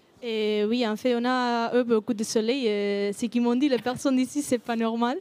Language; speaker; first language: French; non-native, learner; Spanish